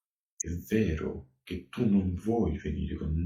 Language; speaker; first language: Italian; non-native, fluent; Georgian